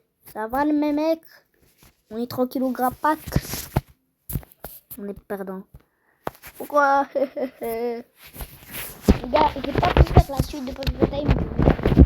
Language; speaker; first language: French; native; French